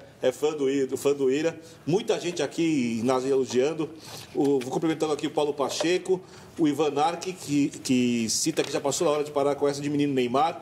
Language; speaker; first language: Portuguese; native; Portuguese